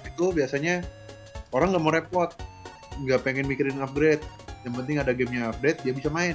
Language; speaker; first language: Indonesian; native; Indonesian